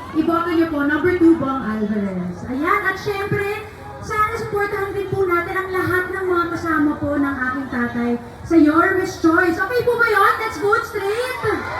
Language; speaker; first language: Filipino; native; Filipino